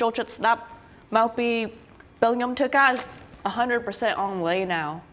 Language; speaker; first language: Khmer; early bilingual, heritage; English